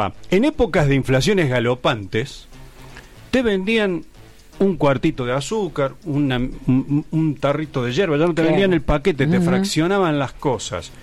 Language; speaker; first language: Spanish; native; Spanish